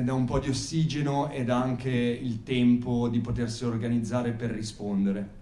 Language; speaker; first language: Italian; native; Italian